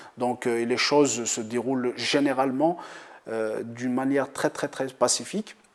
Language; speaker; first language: French; non-native, local second language; Kabyle